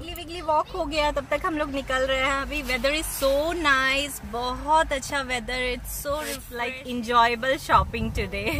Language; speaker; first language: Hindi; native; Hindi